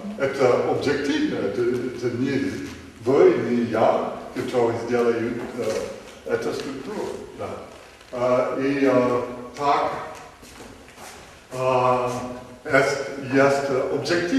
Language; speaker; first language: Russian; non-native, learner; English